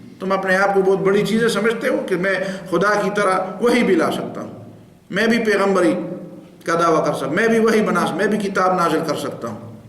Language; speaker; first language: Urdu; non-native, local second language; Pashto